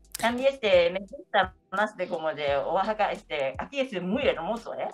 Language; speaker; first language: Spanish; non-native, learner; Japanese